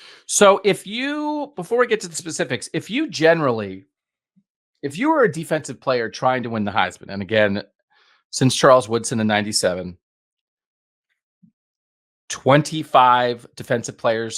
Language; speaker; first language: English; native; English